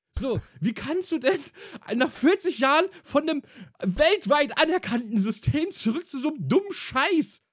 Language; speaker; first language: German; native; German